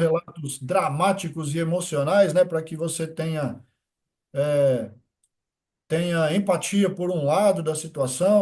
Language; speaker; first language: Portuguese; native; Portuguese